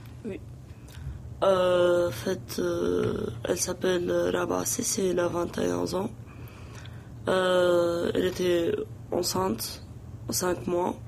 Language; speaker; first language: French; non-native, local second language; Arabic